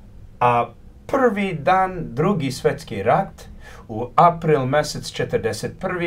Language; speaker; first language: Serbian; early bilingual, heritage; Croatian